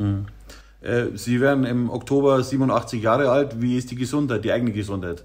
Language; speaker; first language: German; native; German